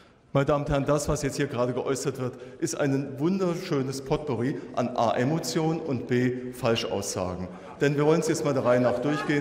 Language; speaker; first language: German; native; German